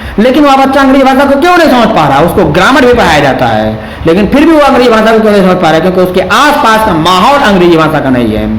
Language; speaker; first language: Hindi; native; Hindi